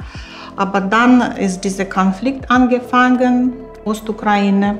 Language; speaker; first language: German; non-native, learner; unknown